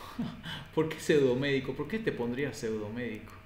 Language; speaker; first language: Spanish; native; Spanish